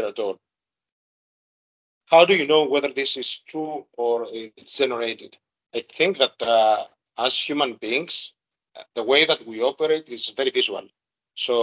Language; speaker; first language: English; non-native, fluent; Greek